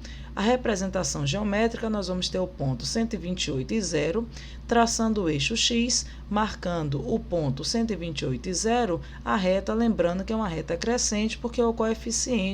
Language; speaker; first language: Portuguese; native; Portuguese